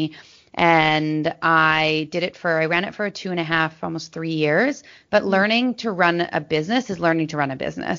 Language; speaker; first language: English; native; English